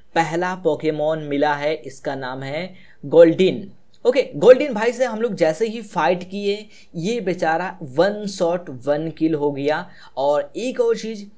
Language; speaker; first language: Hindi; native; Hindi